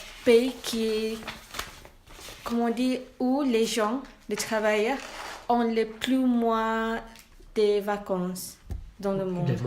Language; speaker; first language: French; non-native, learner; Malay